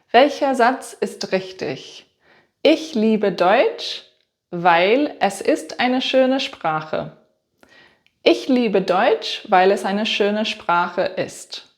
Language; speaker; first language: German; non-native, fluent; English